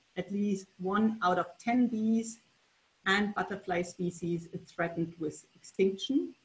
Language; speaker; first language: English; non-native, fluent; German